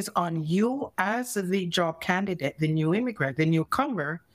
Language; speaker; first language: English; native; English